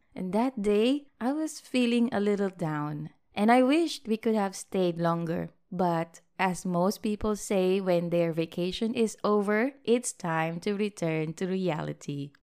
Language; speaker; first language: English; non-native, local second language; Filipino